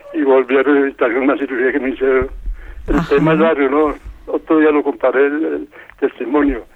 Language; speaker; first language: Spanish; native; Spanish